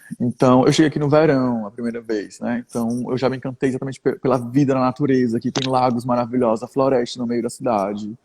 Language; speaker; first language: Portuguese; native; Portuguese